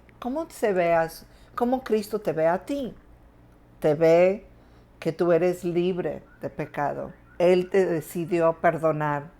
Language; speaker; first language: Spanish; non-native, fluent; English